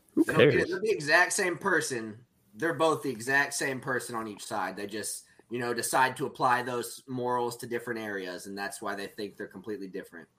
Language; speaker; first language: English; native; English